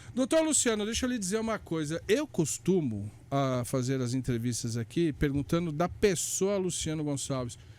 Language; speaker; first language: Portuguese; native; Portuguese